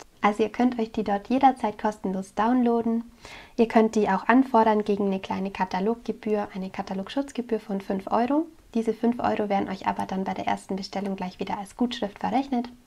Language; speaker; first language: German; native; German